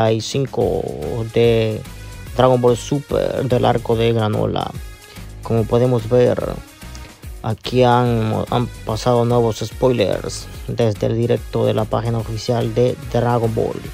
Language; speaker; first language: Spanish; native; Spanish